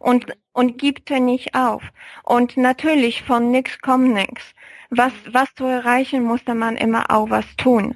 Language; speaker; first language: German; non-native, fluent; Polish